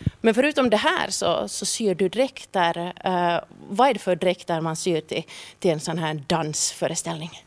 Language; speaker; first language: Swedish; native; Swedish